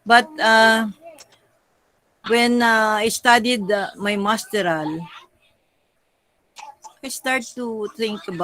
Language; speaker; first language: English; non-native, local second language; Filipino